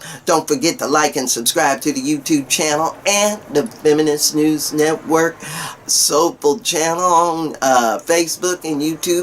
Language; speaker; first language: English; native; English